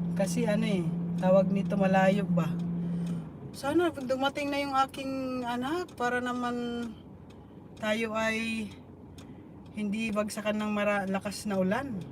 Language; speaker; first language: Filipino; non-native, local second language; Bikol